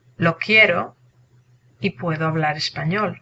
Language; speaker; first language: Spanish; non-native, learner; English